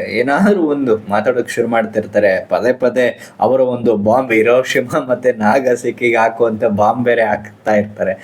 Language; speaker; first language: Kannada; native; Kannada